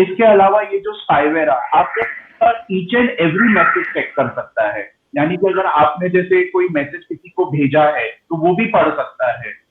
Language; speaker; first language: Hindi; non-native, local second language; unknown